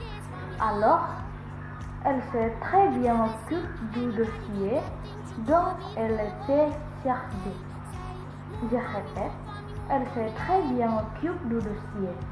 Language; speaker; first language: French; non-native, learner; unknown